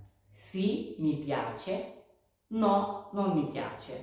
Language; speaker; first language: Italian; non-native, fluent; Bangla